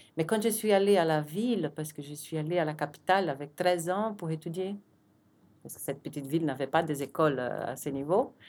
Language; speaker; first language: French; non-native, fluent; Portuguese